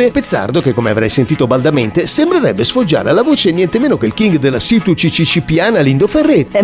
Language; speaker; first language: Italian; native; Italian